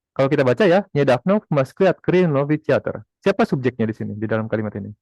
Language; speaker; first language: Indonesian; native; Indonesian